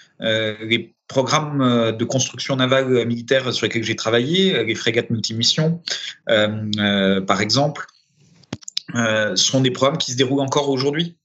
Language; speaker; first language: French; early bilingual, other home language; Romanian